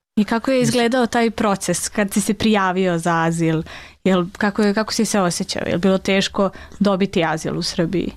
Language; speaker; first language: Serbian; native; Serbian